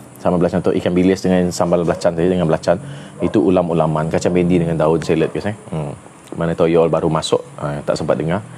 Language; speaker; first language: Malay; non-native, local second language; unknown